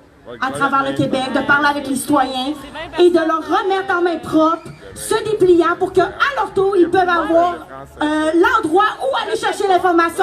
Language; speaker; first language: French; native; French